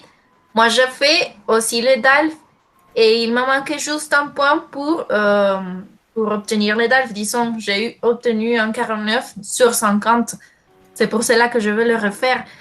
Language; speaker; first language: French; non-native, fluent; Spanish